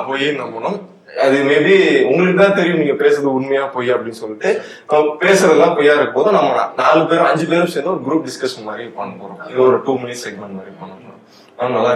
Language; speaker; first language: Tamil; native; Tamil